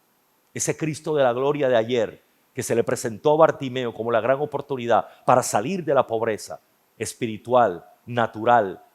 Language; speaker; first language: Spanish; native; Spanish